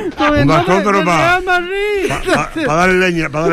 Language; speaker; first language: Spanish; native; Spanish